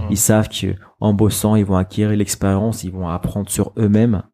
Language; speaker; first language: French; native; French